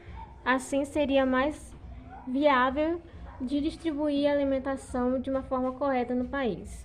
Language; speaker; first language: Portuguese; native; Portuguese